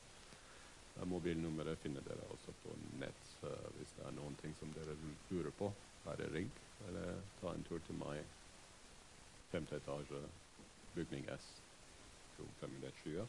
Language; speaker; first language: Norwegian; non-native, fluent; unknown